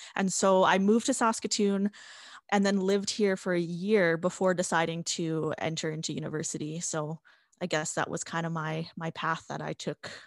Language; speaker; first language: English; native; English